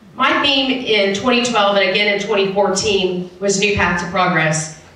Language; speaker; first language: English; native; English